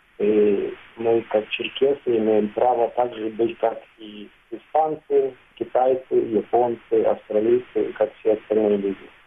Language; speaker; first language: Russian; non-native, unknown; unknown